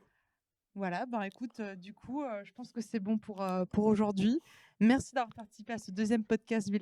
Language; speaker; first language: French; native; French